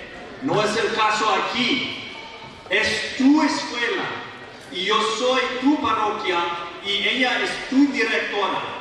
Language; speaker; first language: Spanish; non-native, learner; English